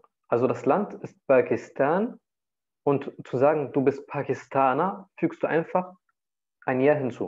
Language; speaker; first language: German; early bilingual, other home language; Turkish